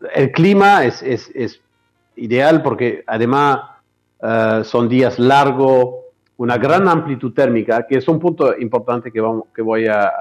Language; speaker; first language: Spanish; non-native, fluent; French